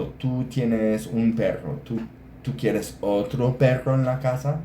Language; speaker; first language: Spanish; non-native, fluent; English